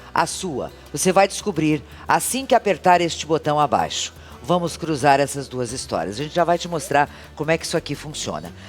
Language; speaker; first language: Portuguese; native; Portuguese